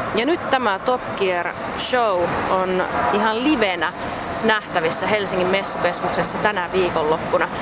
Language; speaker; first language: Finnish; native; Finnish